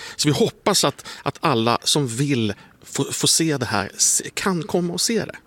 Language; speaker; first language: Swedish; native; Swedish